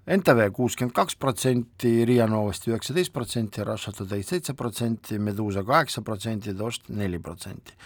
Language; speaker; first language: Estonian; non-native, local second language; Russian